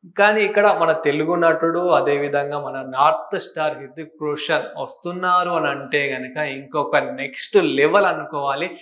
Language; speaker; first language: Telugu; native; Telugu